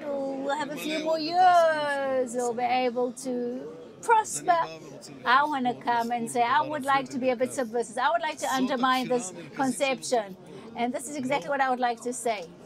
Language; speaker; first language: English; non-native, fluent; Hebrew